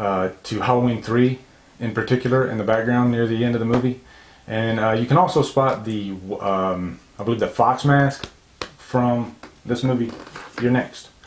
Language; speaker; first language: English; native; English